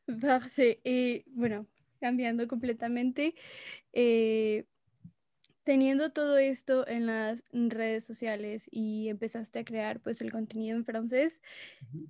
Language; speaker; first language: Spanish; native; Spanish